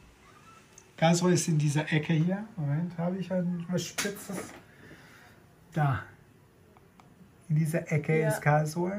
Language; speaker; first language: German; non-native, fluent; Italian